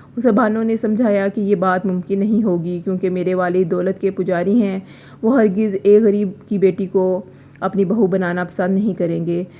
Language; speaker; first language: Urdu; native; Urdu